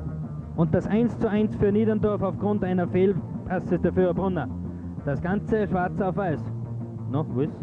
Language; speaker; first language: German; native; German